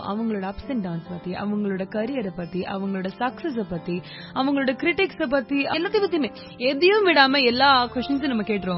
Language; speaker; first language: Tamil; native; Tamil